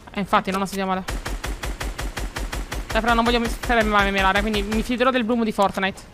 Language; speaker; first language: Italian; native; Italian